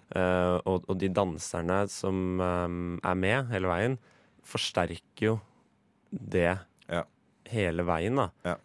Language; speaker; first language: Norwegian; native; Norwegian